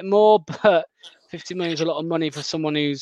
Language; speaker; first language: English; native; English